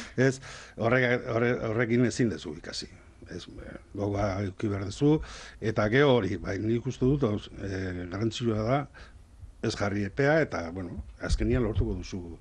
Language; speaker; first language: Basque; non-native, local second language; Spanish